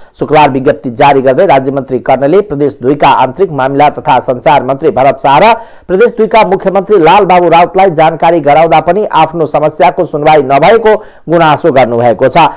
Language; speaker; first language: Nepali; non-native, local second language; Maithili